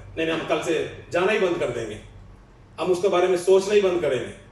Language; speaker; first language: Hindi; non-native, local second language; Telugu